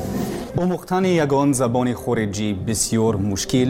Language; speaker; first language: Persian; non-native, learner; English